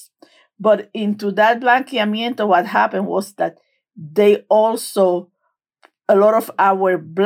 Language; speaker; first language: English; non-native, fluent; Spanish